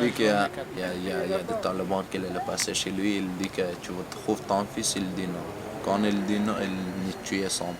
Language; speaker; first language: French; non-native, learner; Persian